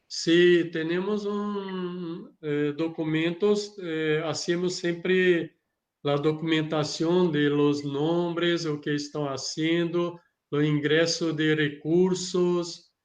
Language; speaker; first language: Spanish; non-native, learner; Portuguese